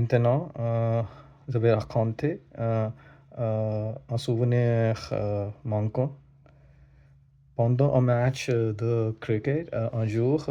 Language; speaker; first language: French; non-native, learner; Hindi